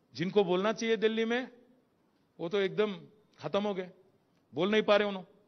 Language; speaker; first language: Hindi; non-native, local second language; Telugu